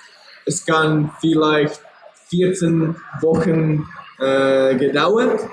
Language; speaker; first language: German; non-native, learner; Czech